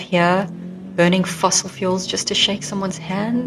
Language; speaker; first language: English; native; English